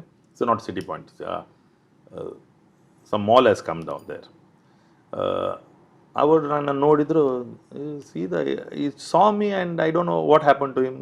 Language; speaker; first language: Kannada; non-native, local second language; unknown